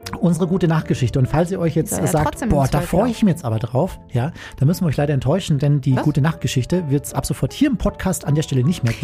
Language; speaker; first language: German; native; German